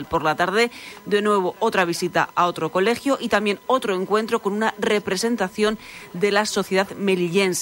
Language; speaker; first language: Spanish; native; Spanish